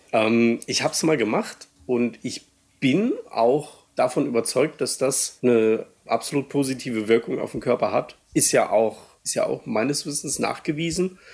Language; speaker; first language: German; native; German